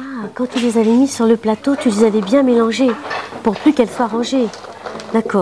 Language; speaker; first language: French; native; French